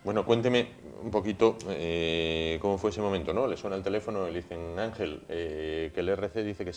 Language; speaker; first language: Spanish; native; Spanish